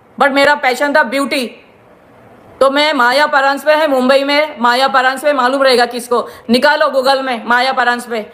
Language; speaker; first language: Hindi; non-native, local second language; Gujarati